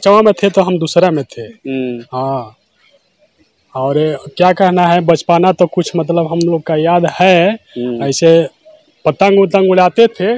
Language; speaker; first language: Hindi; non-native, local second language; Bhojpuri